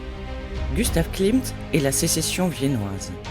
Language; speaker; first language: French; native; French